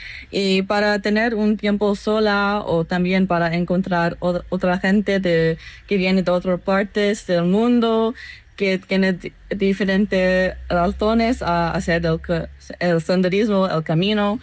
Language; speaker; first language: Spanish; non-native, fluent; English